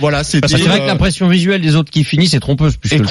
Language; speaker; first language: French; native; French